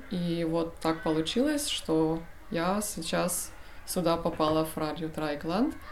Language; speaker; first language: Russian; early bilingual, heritage; Russian